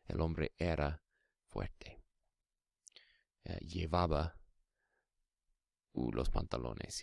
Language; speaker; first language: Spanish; non-native, fluent; English